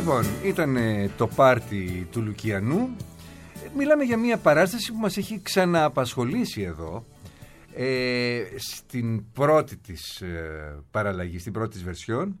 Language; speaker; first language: Greek; native; Greek